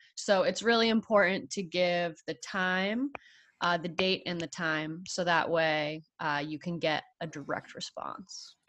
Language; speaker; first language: English; native; English